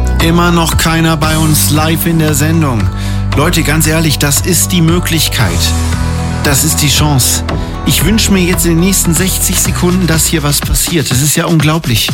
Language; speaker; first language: German; native; German